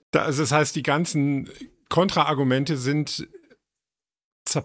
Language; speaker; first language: German; native; German